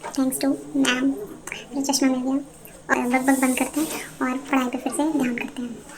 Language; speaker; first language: Hindi; native; Hindi